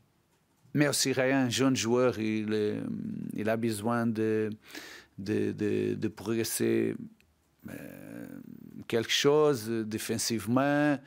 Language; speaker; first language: French; non-native, learner; Portuguese